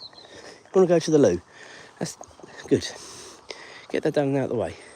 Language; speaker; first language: English; native; English